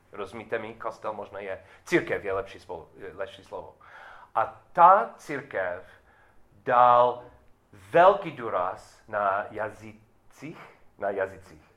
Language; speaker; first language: Czech; non-native, learner; English